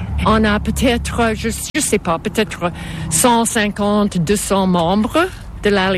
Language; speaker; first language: French; non-native, fluent; English